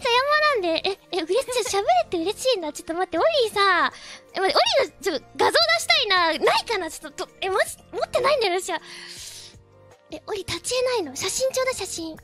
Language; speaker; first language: Japanese; native; Japanese